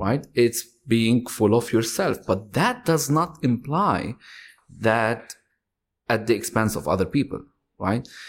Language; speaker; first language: English; non-native, fluent; Arabic